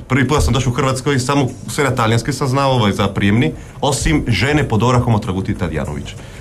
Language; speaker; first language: Croatian; non-native, fluent; Italian